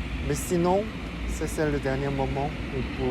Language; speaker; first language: French; non-native, fluent; Korean